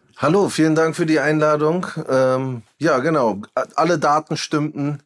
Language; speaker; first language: German; early bilingual, other home language; Turkish